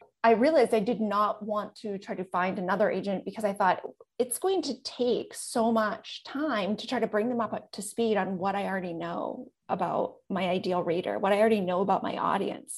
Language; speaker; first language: English; native; English